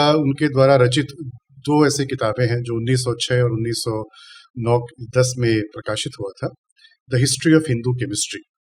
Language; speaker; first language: Hindi; non-native, local second language; Tamil